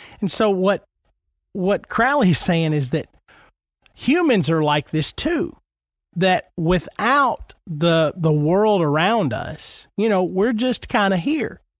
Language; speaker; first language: English; native; English